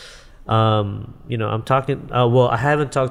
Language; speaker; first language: English; non-native, local second language; Filipino